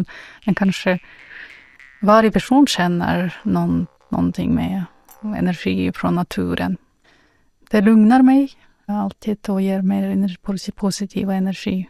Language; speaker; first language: Swedish; non-native, learner; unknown